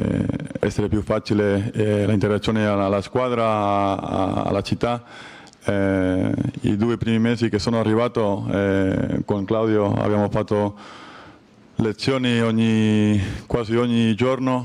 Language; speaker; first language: Italian; non-native, learner; Spanish